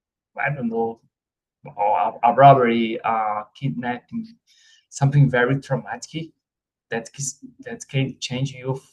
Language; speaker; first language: English; non-native, fluent; Portuguese